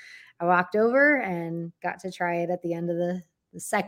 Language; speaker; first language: English; native; English